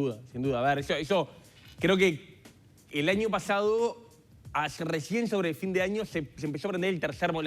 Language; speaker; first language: Spanish; native; Spanish